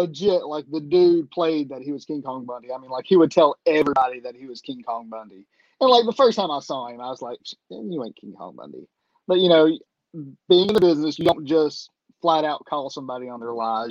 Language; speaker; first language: English; native; English